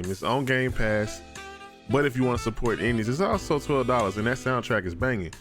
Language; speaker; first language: English; native; English